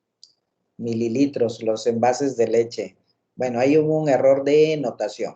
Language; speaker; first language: Spanish; native; Spanish